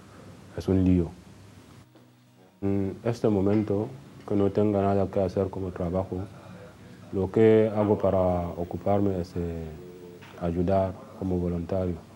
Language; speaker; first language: Spanish; non-native, fluent; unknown